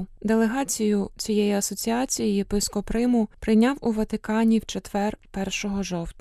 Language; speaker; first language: Ukrainian; native; Ukrainian